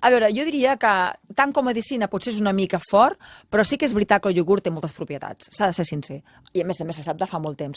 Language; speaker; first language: Catalan; native; Catalan